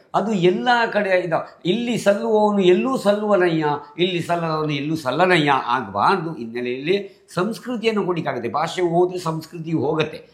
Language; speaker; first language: Kannada; non-native, local second language; Marathi